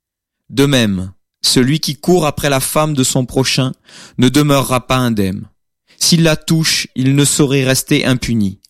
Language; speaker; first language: French; native; French